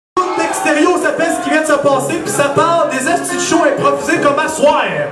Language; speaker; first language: French; native; French